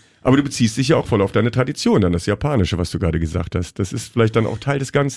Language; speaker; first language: German; native; German